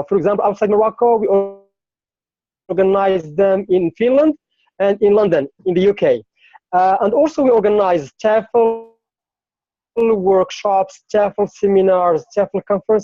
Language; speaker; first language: English; non-native, fluent; Arabic